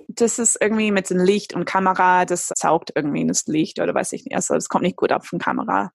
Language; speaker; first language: German; non-native, fluent; English